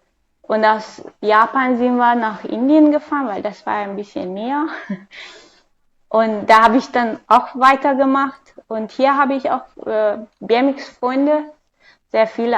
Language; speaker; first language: German; non-native, fluent; Hungarian